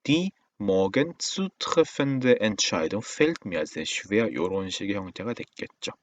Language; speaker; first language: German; non-native, fluent; Korean